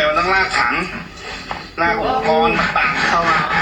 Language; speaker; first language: Thai; native; Thai